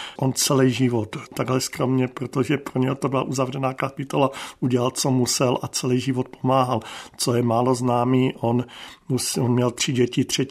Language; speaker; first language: Czech; native; Czech